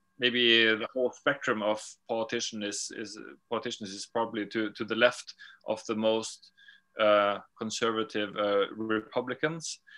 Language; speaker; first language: English; non-native, fluent; Norwegian